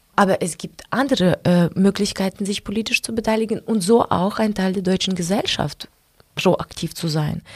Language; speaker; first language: German; non-native, fluent; Ukrainian